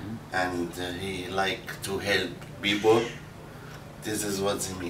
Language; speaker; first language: English; non-native, learner; Arabic